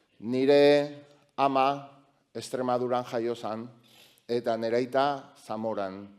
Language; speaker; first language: Basque; non-native, local second language; Spanish